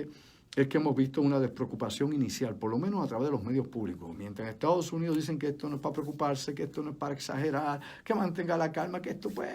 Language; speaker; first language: Spanish; native; Spanish